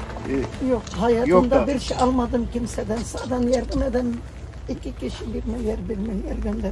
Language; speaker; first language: Turkish; non-native, local second language; Arabic